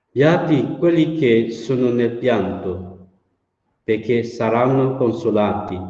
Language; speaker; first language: Italian; non-native, fluent; Burmese